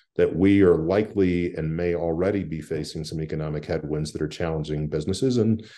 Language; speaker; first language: English; native; English